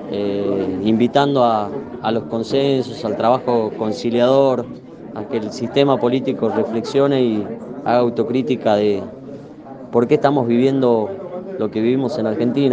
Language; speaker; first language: Spanish; native; Spanish